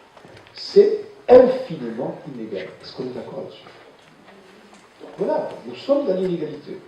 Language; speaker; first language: French; native; French